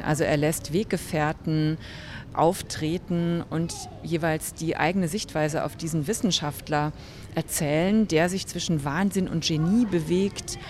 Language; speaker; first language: German; native; German